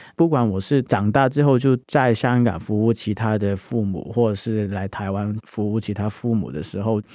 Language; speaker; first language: Chinese; non-native, local second language; Cantonese